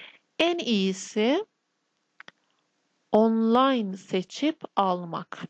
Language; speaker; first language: Turkish; non-native, fluent; Persian